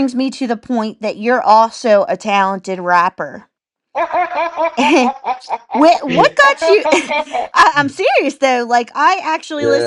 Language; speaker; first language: English; native; English